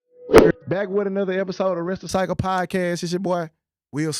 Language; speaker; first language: English; native; English